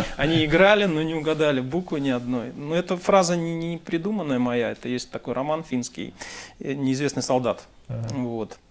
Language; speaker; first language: Russian; native; Russian